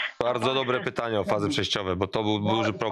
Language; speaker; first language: Polish; native; Polish